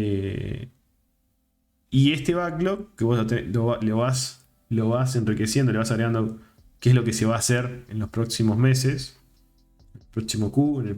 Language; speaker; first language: Spanish; native; Spanish